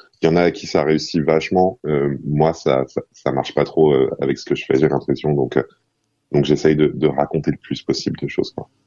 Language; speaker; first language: French; non-native, fluent; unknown